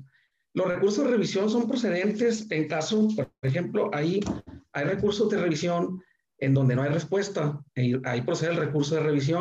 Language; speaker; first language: Spanish; native; Spanish